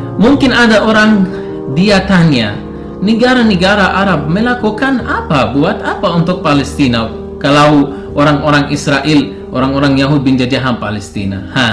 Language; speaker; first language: Indonesian; non-native, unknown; Arabic